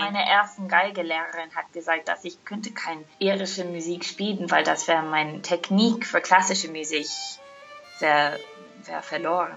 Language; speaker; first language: German; non-native, learner; English